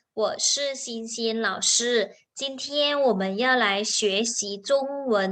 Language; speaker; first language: Chinese; non-native, fluent; Thai